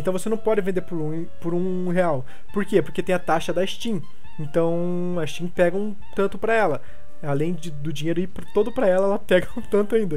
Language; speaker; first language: Portuguese; native; Portuguese